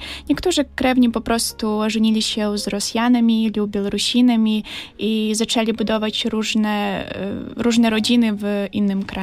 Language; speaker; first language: Polish; early bilingual, heritage; Polish